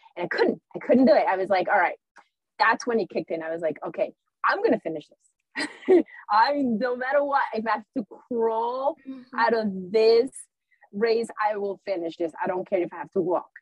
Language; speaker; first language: English; early bilingual, other home language; Spanish